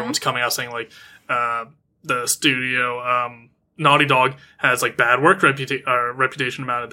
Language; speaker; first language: English; native; English